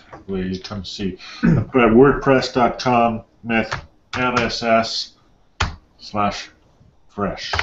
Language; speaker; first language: French; non-native, learner; English